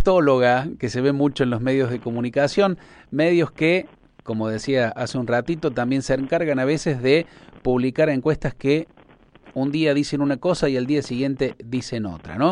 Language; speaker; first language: Spanish; native; Spanish